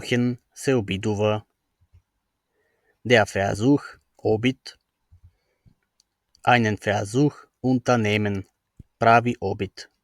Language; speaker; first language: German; non-native, fluent; Macedonian